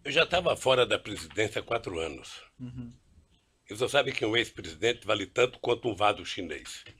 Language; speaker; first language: Portuguese; native; Portuguese